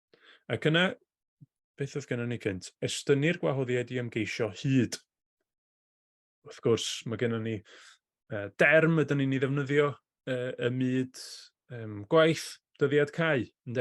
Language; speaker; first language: Welsh; native; Welsh